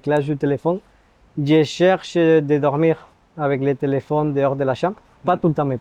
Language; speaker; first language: French; non-native, fluent; Spanish